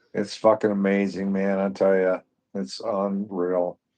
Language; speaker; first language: English; native; English